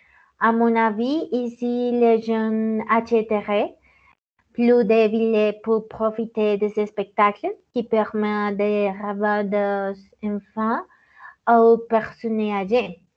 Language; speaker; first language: French; non-native, learner; Spanish